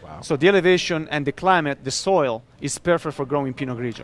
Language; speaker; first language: English; non-native, fluent; Italian